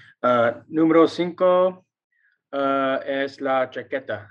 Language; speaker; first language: Spanish; non-native, learner; English